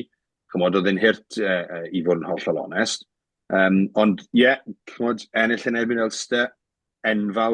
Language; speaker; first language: Welsh; native; Welsh